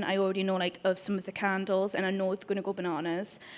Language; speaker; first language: English; native; English